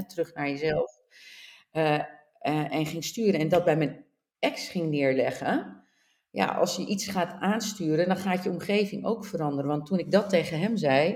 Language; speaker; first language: Dutch; native; Dutch